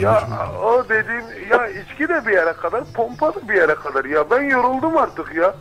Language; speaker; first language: Turkish; native; Turkish